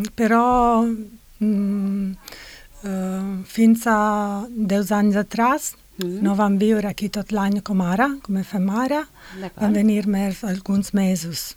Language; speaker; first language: Catalan; non-native, fluent; Italian